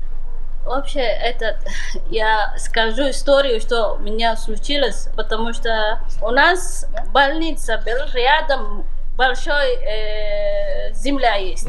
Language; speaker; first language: Russian; non-native, learner; Somali